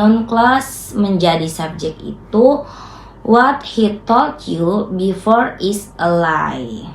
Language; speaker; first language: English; non-native, learner; Indonesian